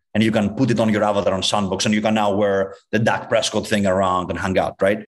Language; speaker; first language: English; non-native, fluent; Greek